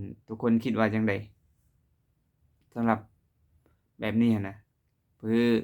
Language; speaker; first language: Thai; non-native, local second language; Lao